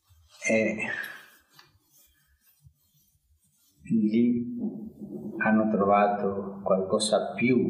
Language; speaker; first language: Italian; early bilingual, heritage; Spanish